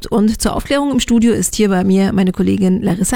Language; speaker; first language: German; native; German